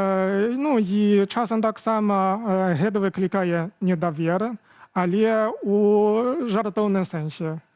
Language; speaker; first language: Belarusian; non-native, fluent; Chinese